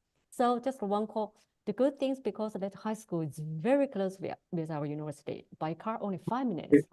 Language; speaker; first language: English; non-native, learner; Chinese